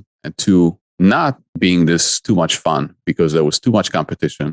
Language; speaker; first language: English; non-native, fluent; Polish